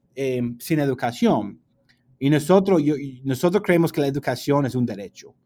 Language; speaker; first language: Spanish; non-native, fluent; English